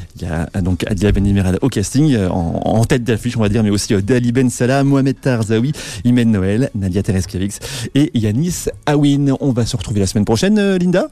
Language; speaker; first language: French; native; French